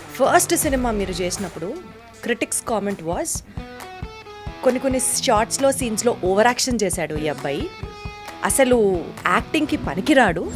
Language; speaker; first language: Telugu; native; Telugu